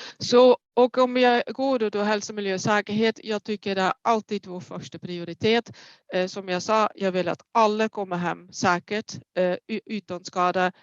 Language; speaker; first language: Swedish; non-native, fluent; Dutch